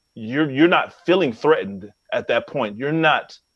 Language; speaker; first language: English; native; English